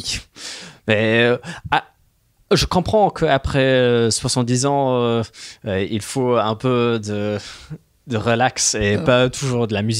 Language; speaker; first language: French; non-native, fluent; English